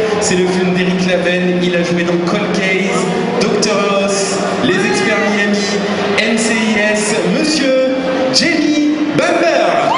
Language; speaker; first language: French; native; French